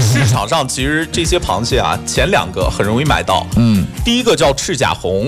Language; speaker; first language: Chinese; native; Chinese